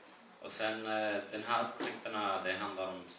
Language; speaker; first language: Swedish; non-native, learner; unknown